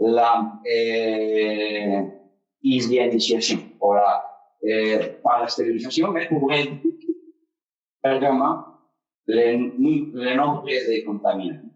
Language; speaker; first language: French; non-native, fluent; Spanish